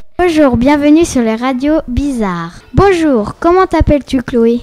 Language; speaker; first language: French; native; French